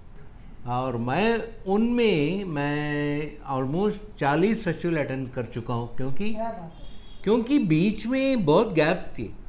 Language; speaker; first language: Hindi; non-native, local second language; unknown